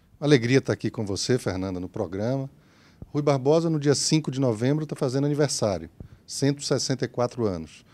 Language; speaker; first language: Portuguese; native; Portuguese